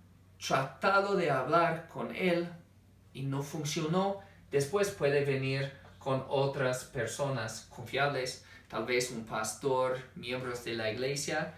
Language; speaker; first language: Spanish; non-native, fluent; English